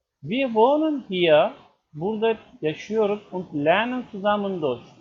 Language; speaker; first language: German; non-native, learner; Turkish